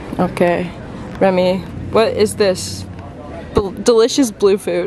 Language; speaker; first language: English; native; English